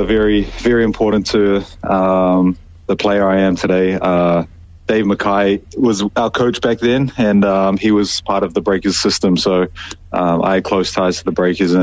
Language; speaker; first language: English; native; English